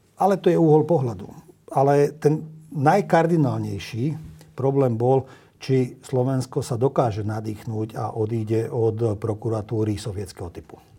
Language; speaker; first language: Slovak; non-native, local second language; Hungarian